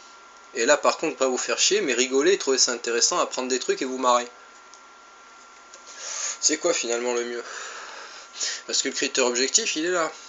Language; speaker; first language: French; native; French